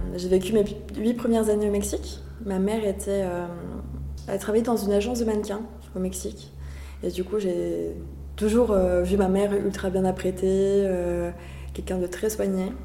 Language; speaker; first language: French; early bilingual, other home language; Spanish